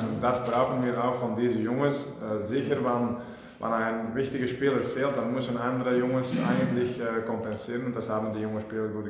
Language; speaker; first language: German; non-native, fluent; Dutch